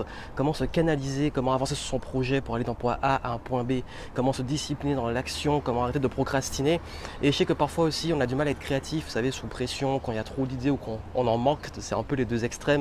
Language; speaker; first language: French; native; French